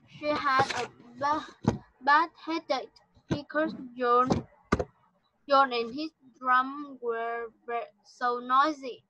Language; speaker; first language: English; non-native, learner; Vietnamese